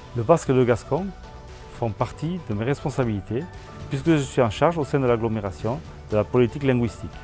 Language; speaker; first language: French; non-native, local second language; Basque